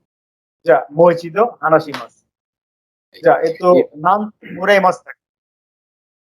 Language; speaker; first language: Japanese; non-native, fluent; Bangla